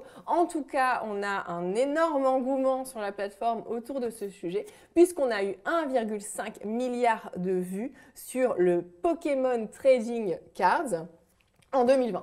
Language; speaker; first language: French; native; French